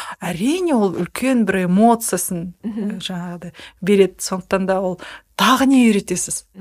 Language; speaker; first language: Kazakh; native; Kazakh